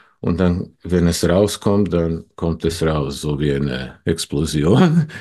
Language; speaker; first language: German; non-native, fluent; English